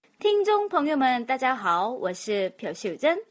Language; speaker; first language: Chinese; non-native, fluent; Korean